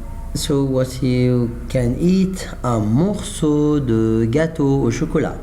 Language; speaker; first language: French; non-native, fluent; Arabic